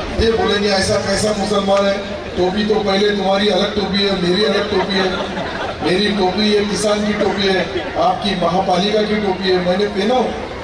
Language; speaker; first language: Hindi; non-native, local second language; Urdu